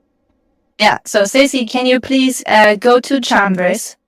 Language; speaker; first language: English; non-native, fluent; German